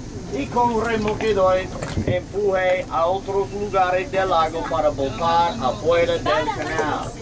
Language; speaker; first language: Spanish; non-native, learner; English